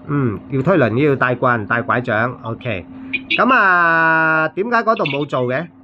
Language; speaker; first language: Cantonese; native; Cantonese